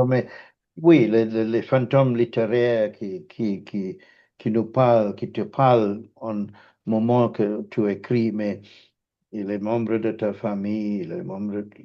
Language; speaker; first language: French; non-native, fluent; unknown